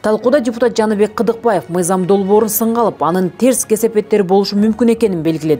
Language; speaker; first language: Kyrgyz; native; Kyrgyz